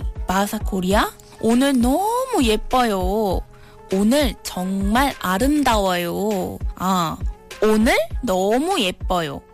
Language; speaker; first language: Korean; non-native, fluent; Malay